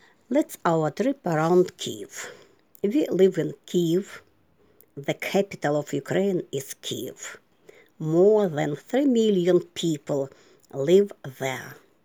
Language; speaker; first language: English; non-native, fluent; Ukrainian